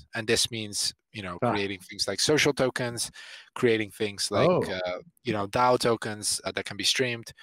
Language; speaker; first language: English; non-native, fluent; Italian